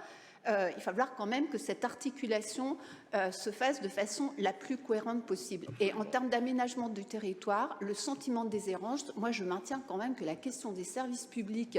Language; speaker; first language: French; native; French